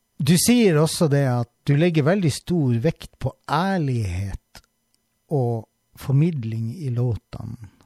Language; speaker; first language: Norwegian; native; Norwegian